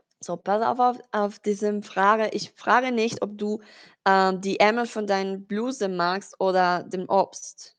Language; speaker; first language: German; non-native, learner; Spanish